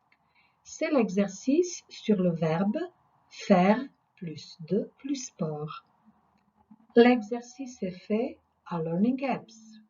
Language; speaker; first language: French; non-native, fluent; Croatian